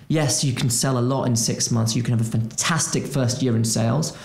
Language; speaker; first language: English; non-native, fluent; Portuguese